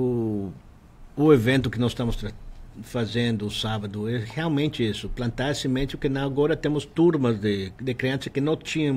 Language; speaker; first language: Portuguese; non-native, learner; Spanish